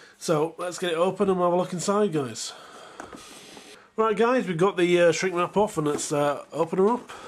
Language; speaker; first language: English; native; English